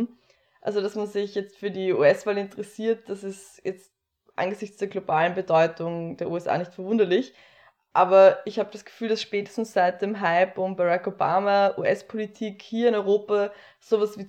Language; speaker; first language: German; native; German